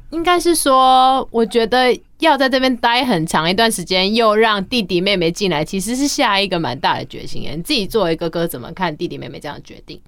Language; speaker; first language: Chinese; native; Chinese